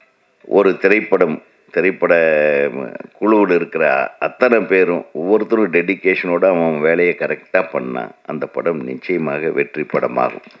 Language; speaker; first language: Tamil; native; Tamil